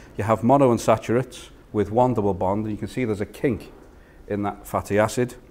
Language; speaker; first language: English; native; English